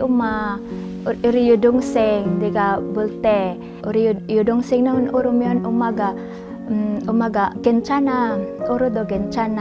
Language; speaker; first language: Korean; non-native, learner; Uzbek